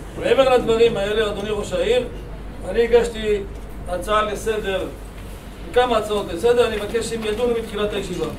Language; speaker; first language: Hebrew; native; Hebrew